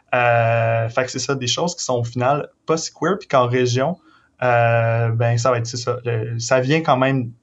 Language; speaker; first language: French; native; French